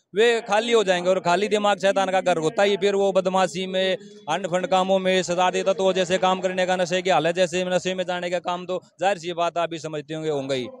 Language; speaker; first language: Hindi; native; Hindi